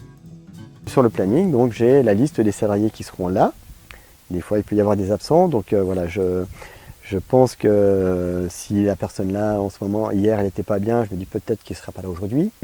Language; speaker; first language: French; native; French